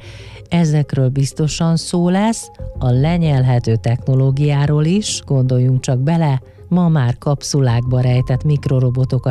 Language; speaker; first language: Hungarian; native; Hungarian